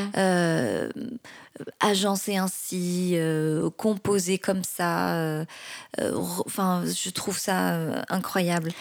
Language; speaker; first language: French; non-native, local second language; Arabic